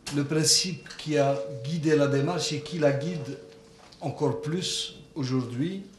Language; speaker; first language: French; non-native, local second language; Arabic